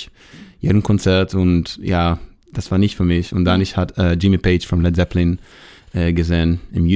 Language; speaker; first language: German; non-native, learner; Hebrew